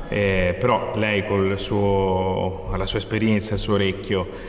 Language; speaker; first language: Italian; native; Italian